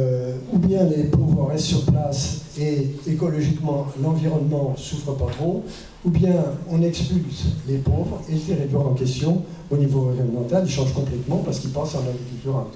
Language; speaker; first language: French; native; French